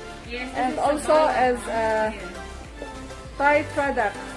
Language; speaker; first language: English; non-native, learner; Filipino